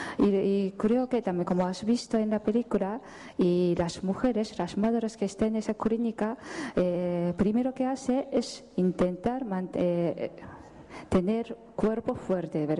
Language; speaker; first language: Spanish; non-native, fluent; Japanese